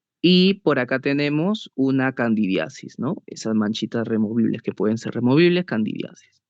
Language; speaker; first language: Spanish; native; Spanish